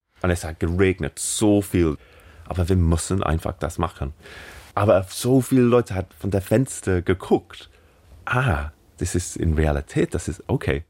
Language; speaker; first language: German; non-native, learner; English